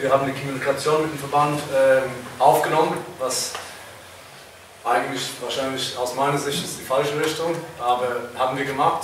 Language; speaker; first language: German; non-native, fluent; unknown